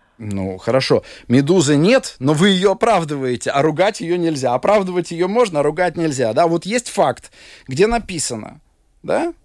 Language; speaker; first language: Russian; native; Russian